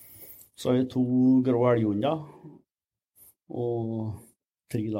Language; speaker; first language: Norwegian; native; Norwegian